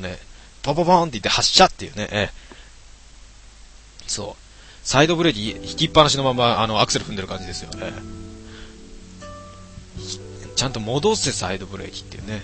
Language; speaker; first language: Japanese; native; Japanese